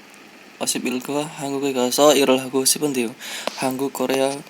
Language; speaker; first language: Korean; non-native, learner; Indonesian